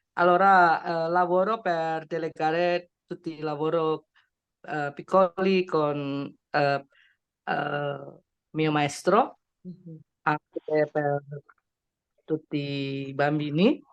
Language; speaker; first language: Italian; non-native, learner; Indonesian